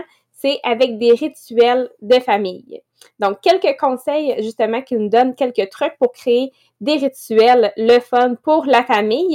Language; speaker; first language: French; native; French